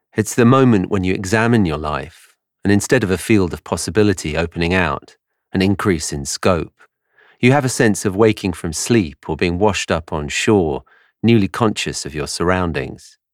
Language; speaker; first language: English; native; English